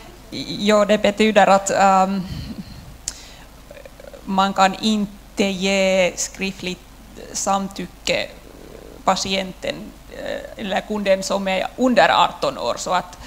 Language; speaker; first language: Swedish; non-native, local second language; Finnish